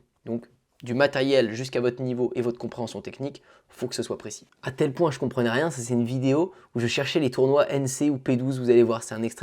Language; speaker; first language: French; native; French